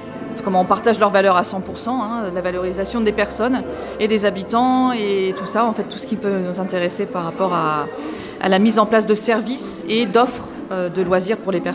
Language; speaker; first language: French; native; French